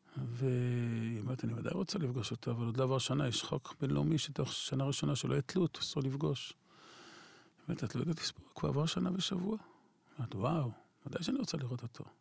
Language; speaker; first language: Hebrew; native; Hebrew